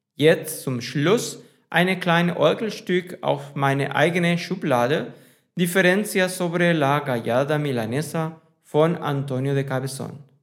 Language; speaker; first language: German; non-native, fluent; Spanish